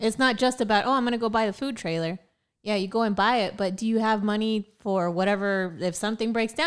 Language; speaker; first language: English; early bilingual, other home language; Spanish